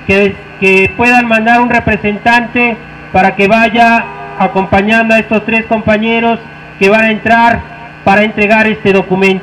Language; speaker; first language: Spanish; native; Spanish